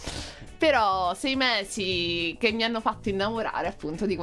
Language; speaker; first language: Italian; native; Italian